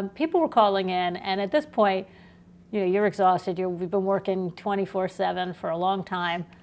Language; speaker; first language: English; native; English